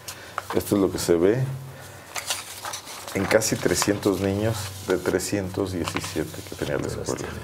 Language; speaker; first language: Spanish; native; Spanish